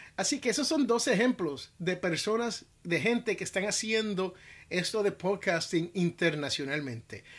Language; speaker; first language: Spanish; native; Spanish